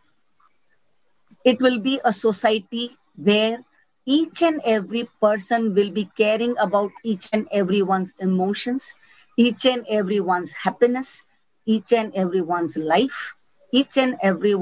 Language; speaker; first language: English; non-native, local second language; Gujarati